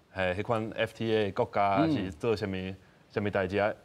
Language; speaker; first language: Min Nan Chinese; non-native, fluent; English